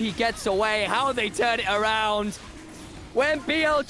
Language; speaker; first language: English; native; English